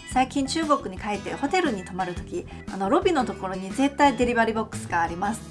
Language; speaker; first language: Japanese; non-native, fluent; Chinese